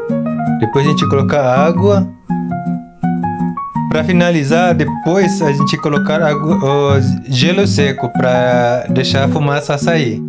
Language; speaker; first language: Portuguese; non-native, learner; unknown